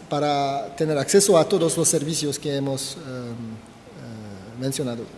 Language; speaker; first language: Spanish; non-native, fluent; French